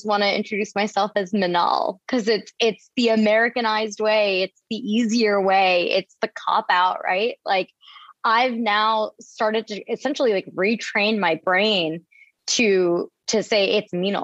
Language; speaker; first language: English; native; English